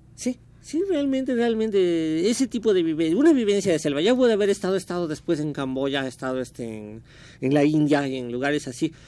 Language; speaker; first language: Spanish; native; Spanish